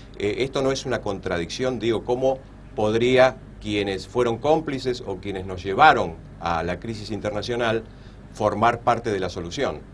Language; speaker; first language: Spanish; native; Spanish